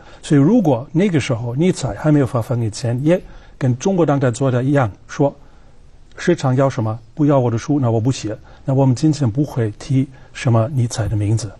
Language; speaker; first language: Chinese; non-native, fluent; German